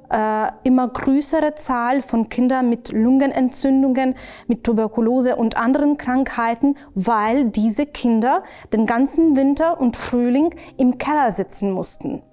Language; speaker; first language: German; non-native, fluent; Ukrainian